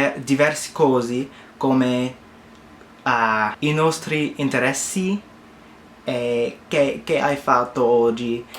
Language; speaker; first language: Italian; non-native, learner; English